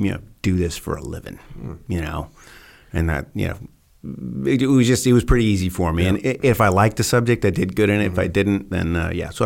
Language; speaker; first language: English; native; English